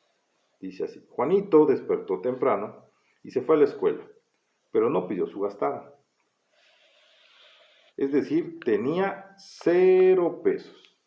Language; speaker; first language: Spanish; native; Spanish